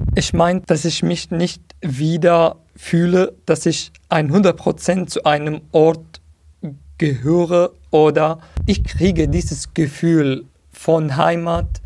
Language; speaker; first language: German; non-native, fluent; Arabic